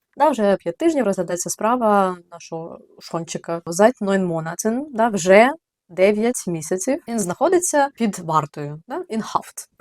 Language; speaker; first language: Ukrainian; native; Ukrainian